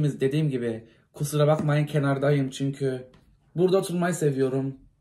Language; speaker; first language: Turkish; early bilingual, heritage; Turkish